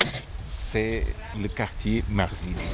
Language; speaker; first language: French; non-native, fluent; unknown